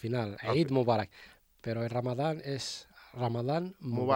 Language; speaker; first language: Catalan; non-native, learner; Arabic